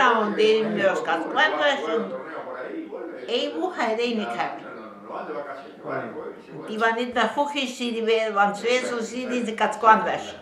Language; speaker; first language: German; early bilingual, heritage; German